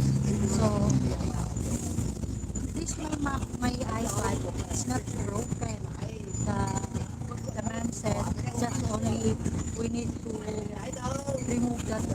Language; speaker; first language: English; non-native, local second language; Filipino